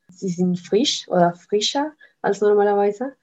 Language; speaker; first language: German; non-native, learner; Spanish